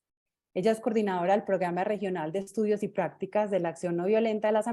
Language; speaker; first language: Spanish; native; Spanish